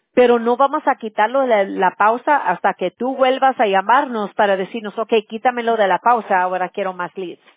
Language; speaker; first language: Spanish; early bilingual, heritage; Spanish